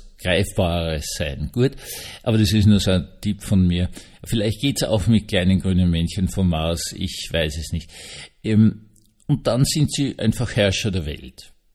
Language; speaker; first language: German; native; German